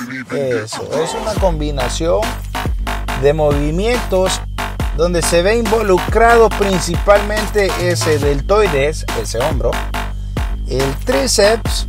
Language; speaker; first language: Spanish; native; Spanish